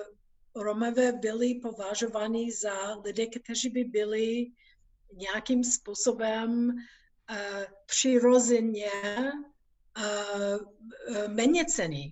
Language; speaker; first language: Czech; non-native, fluent; English